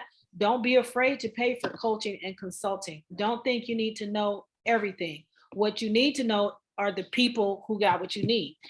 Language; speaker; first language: English; native; English